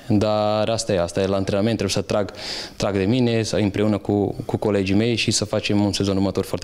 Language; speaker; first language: Romanian; non-native, fluent; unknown